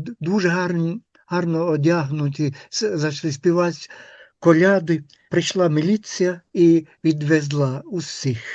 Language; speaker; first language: Ukrainian; non-native, fluent; Finnish